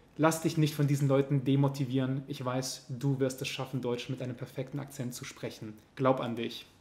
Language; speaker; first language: German; native; German